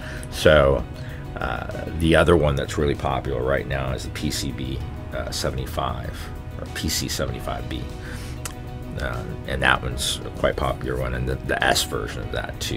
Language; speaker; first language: English; native; English